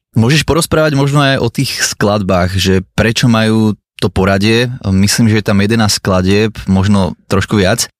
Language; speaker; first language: Slovak; native; Slovak